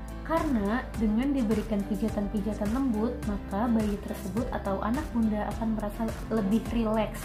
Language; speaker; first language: Indonesian; native; Indonesian